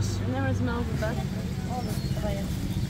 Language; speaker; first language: English; non-native, learner; Indonesian